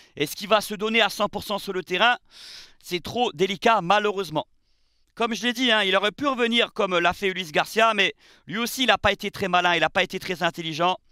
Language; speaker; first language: French; native; French